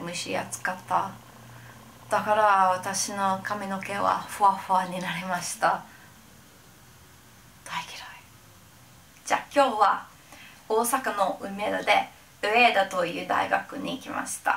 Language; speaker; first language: Japanese; non-native, learner; English